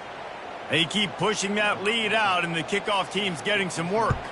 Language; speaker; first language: English; native; English